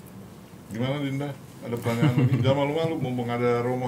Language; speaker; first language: Indonesian; native; Indonesian